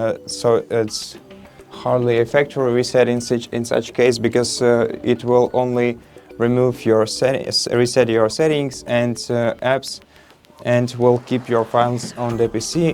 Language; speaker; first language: English; non-native, fluent; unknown